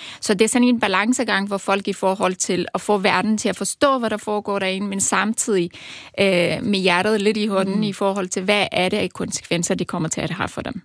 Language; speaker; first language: Danish; early bilingual, other home language; Persian